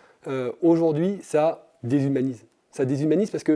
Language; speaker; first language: French; native; French